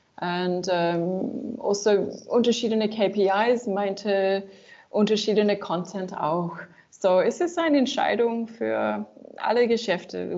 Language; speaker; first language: German; non-native, learner; English